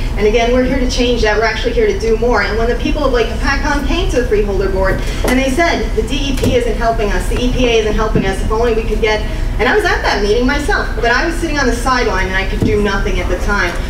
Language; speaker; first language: English; native; English